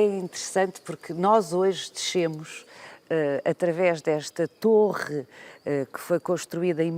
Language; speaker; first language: Portuguese; native; Portuguese